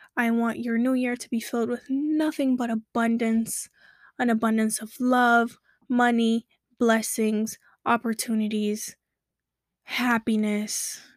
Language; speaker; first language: English; early bilingual, other home language; Kabuverdianu